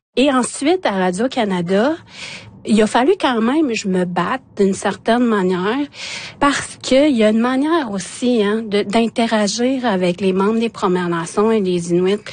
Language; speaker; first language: French; non-native, local second language; Innu-aimun